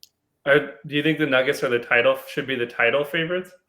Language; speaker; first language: English; native; English